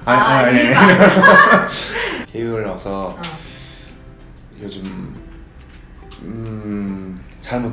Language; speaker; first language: Korean; non-native, learner; English